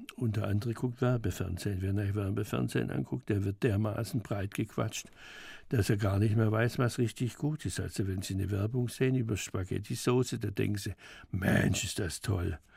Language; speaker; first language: German; native; German